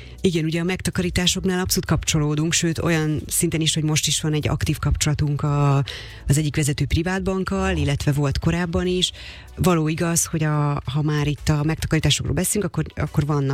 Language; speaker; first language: Hungarian; native; Hungarian